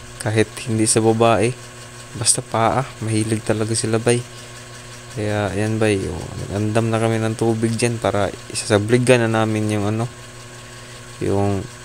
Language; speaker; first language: Filipino; non-native, local second language; Cebuano